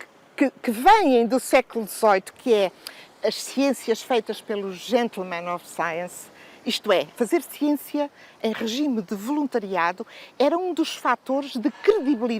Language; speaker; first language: Portuguese; native; Portuguese